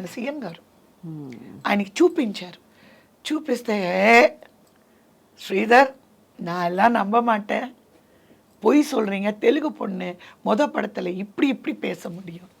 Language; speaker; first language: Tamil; non-native, local second language; Telugu